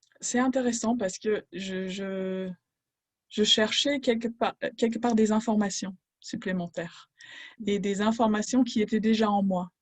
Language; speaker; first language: French; non-native, fluent; German